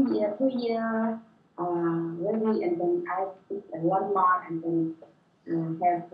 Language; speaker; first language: English; non-native, learner; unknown